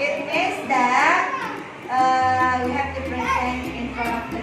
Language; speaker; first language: English; non-native, learner; Indonesian